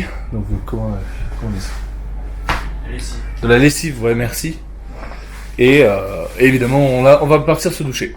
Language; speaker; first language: French; native; French